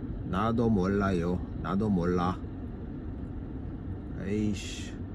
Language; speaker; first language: Korean; non-native, learner; English